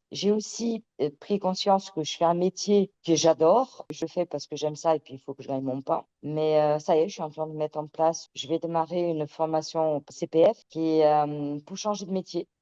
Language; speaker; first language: French; early bilingual, other home language; Portuguese